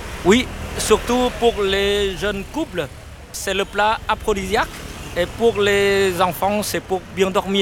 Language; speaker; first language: French; non-native, fluent; Vietnamese